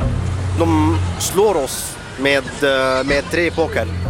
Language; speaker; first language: Swedish; non-native, fluent; Arabic